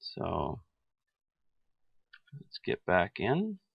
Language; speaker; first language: English; native; English